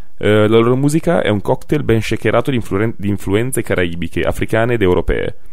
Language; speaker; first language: Italian; native; Italian